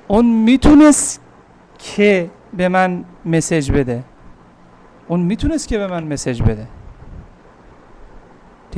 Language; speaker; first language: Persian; non-native, fluent; Urdu